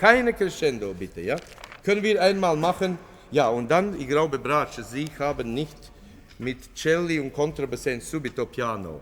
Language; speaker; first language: German; non-native, fluent; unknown